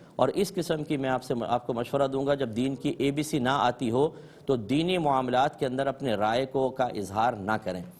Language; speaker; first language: Urdu; native; Urdu